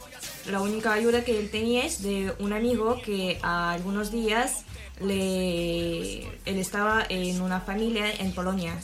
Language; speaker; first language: Spanish; non-native, learner; Ukrainian